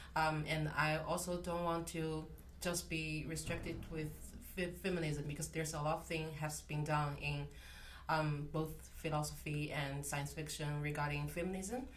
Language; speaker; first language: English; non-native, fluent; Chinese